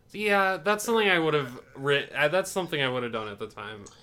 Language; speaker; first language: English; native; English